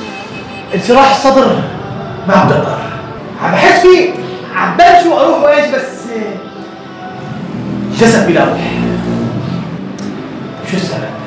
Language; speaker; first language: Arabic; native; Arabic